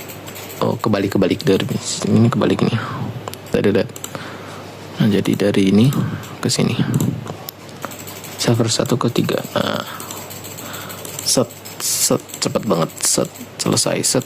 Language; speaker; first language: Indonesian; native; Indonesian